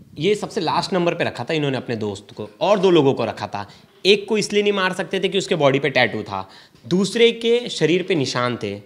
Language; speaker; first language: Hindi; native; Hindi